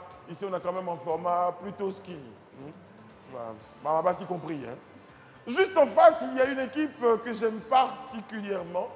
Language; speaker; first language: French; native; French